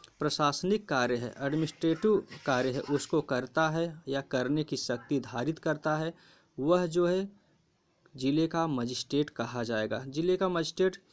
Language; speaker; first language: Hindi; native; Hindi